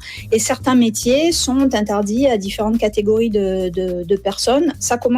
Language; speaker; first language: French; native; French